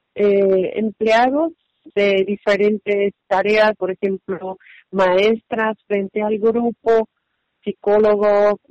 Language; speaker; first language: Spanish; non-native, fluent; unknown